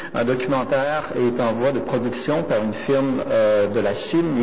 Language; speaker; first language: French; native; French